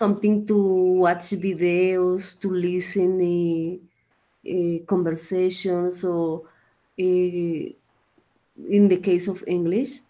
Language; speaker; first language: English; non-native, learner; Spanish